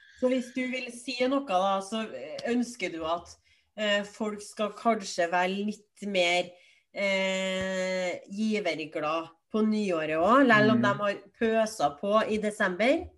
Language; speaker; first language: Norwegian; native; Norwegian